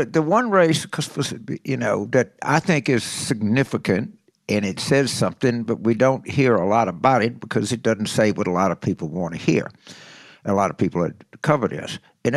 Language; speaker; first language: English; native; English